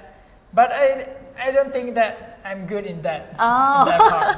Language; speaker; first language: English; non-native, fluent; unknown